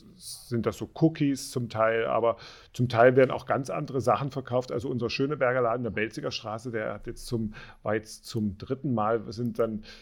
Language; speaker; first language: German; native; German